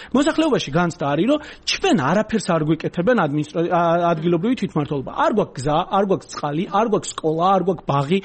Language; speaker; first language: Georgian; non-native, local second language; Azerbaijani